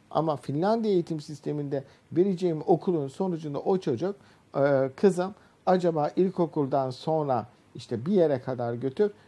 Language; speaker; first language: Turkish; native; Turkish